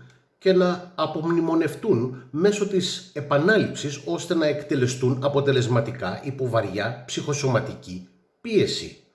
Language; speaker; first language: Greek; native; Greek